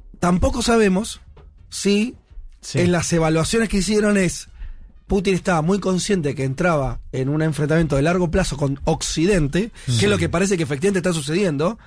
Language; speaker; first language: Spanish; native; Spanish